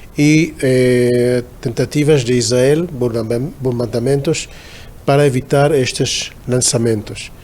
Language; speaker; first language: Portuguese; non-native, fluent; Hebrew